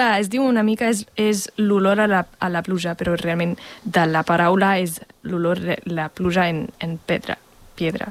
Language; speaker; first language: Catalan; non-native, fluent; Spanish